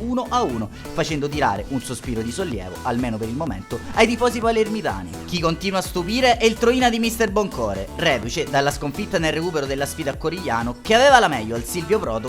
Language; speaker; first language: Italian; native; Italian